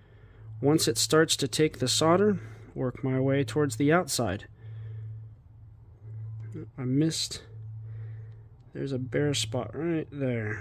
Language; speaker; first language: English; native; English